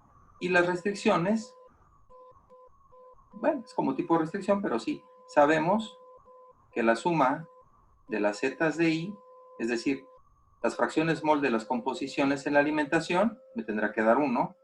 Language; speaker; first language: Spanish; native; Spanish